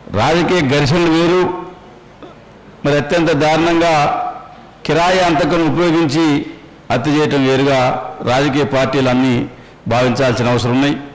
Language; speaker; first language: Telugu; native; Telugu